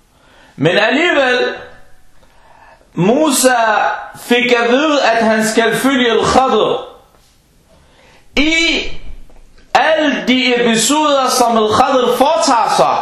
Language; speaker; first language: Danish; early bilingual, other home language; Arabic